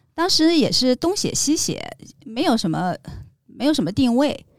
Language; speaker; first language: Chinese; native; Chinese